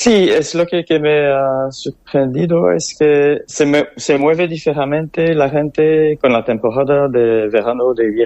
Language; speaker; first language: Spanish; non-native, fluent; French